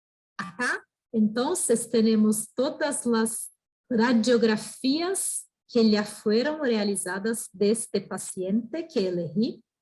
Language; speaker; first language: Spanish; non-native, fluent; Portuguese